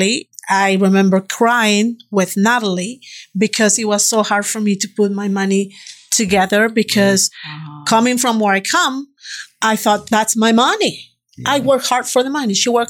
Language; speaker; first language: English; non-native, fluent; Spanish